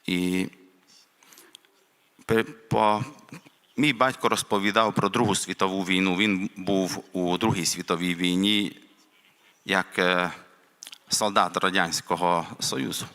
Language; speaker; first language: Ukrainian; non-native, local second language; Hungarian